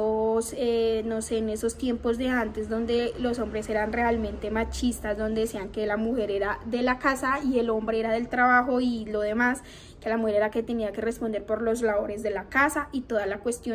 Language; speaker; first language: Spanish; native; Spanish